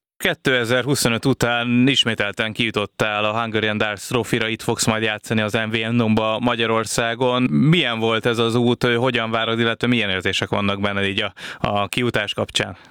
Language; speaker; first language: Hungarian; native; Hungarian